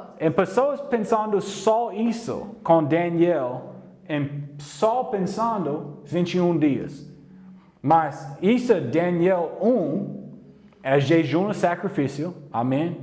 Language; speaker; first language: Portuguese; non-native, learner; English